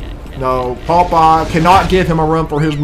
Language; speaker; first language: English; native; English